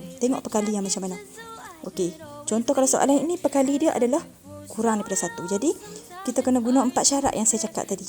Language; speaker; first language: Malay; native; Malay